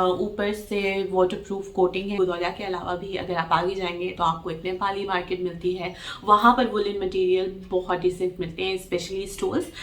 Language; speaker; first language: Hindi; native; Hindi